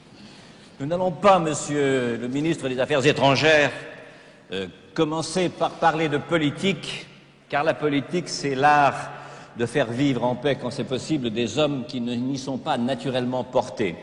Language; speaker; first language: French; native; French